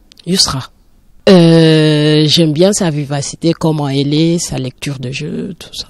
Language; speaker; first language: French; non-native, local second language; Wolof